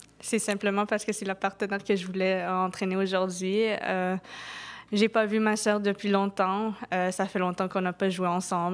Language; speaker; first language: French; non-native, local second language; English